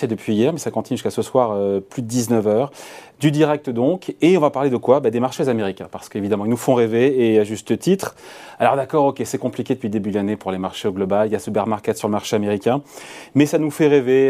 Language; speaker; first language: French; native; French